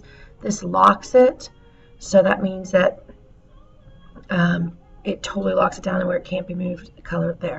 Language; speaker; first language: English; native; English